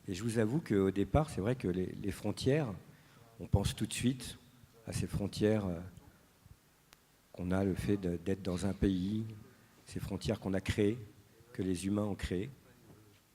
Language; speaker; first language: French; native; French